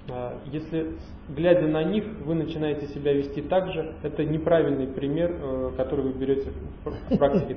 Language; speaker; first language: Russian; native; Russian